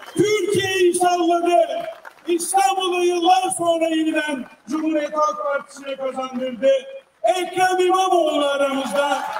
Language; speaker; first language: Turkish; native; Turkish